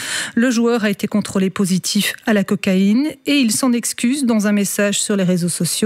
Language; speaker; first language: French; native; French